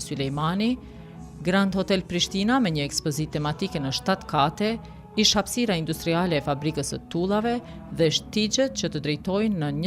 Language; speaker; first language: Albanian; native; Albanian